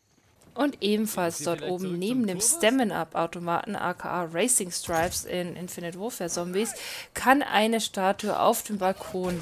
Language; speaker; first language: German; native; German